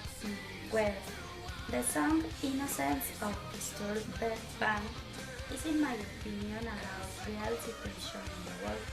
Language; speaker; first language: English; non-native, learner; Spanish